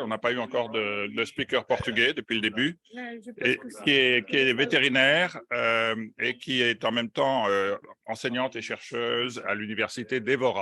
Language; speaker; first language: French; native; French